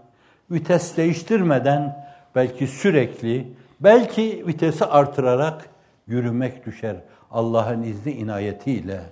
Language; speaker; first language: Turkish; native; Turkish